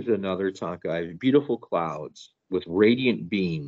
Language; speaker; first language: English; native; English